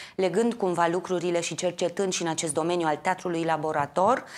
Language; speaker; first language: Romanian; native; Romanian